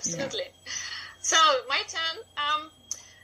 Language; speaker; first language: English; non-native, fluent; Russian